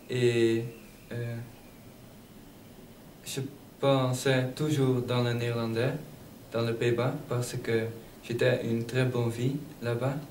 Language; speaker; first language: French; non-native, learner; Dutch